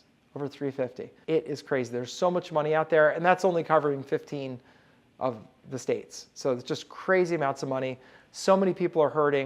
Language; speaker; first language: English; native; English